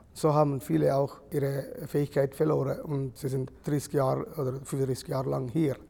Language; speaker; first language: German; non-native, fluent; Sinhala